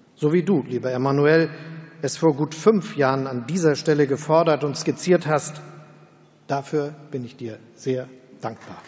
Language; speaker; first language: German; native; German